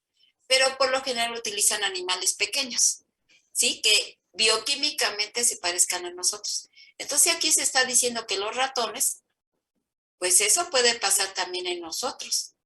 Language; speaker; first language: Spanish; native; Spanish